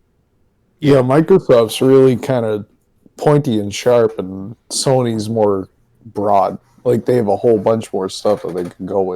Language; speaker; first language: English; native; English